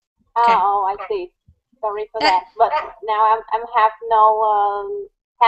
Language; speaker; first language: English; non-native, learner; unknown